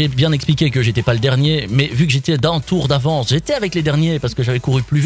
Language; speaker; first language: French; native; French